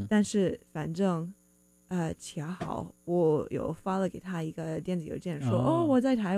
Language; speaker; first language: Chinese; non-native, learner; English